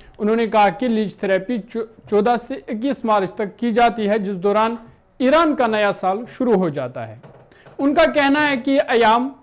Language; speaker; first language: Urdu; non-native, local second language; Kashmiri